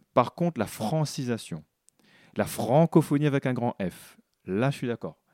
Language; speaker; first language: French; non-native, local second language; Réunion Creole French